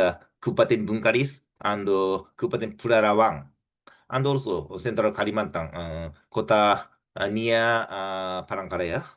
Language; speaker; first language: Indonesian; non-native, learner; Japanese